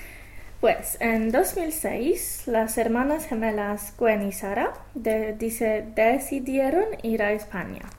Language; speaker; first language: Spanish; non-native, fluent; English